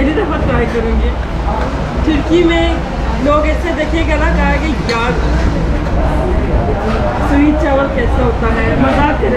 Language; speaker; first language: Hindi; non-native, learner; Turkish